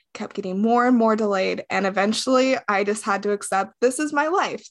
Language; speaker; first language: English; native; English